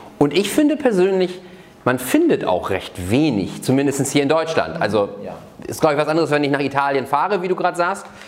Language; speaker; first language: German; native; German